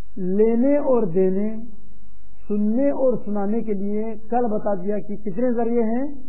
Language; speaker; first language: Urdu; non-native, local second language; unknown